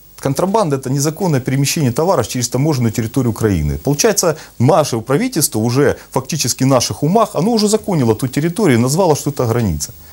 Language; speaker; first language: Russian; native; Russian